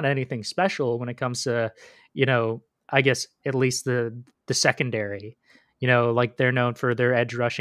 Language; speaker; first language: English; native; English